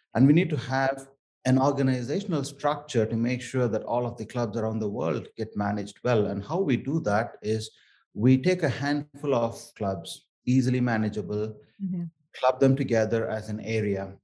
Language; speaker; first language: English; non-native, local second language; Tamil